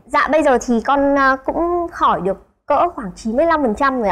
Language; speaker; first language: Vietnamese; native; Vietnamese